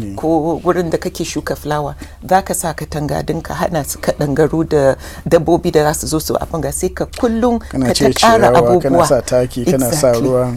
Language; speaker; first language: Hausa; non-native, local second language; English